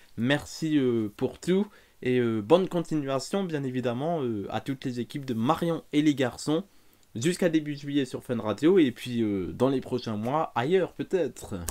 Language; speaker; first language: French; native; French